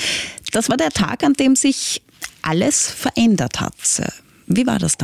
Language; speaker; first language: German; native; German